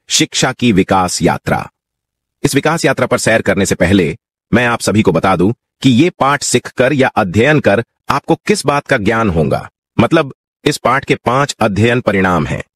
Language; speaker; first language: Hindi; non-native, local second language; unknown